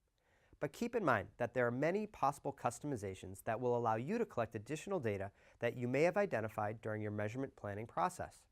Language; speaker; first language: English; native; English